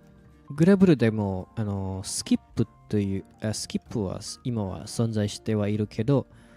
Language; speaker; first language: Japanese; non-native, fluent; Indonesian